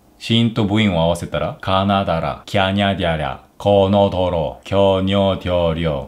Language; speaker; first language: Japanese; non-native, fluent; Korean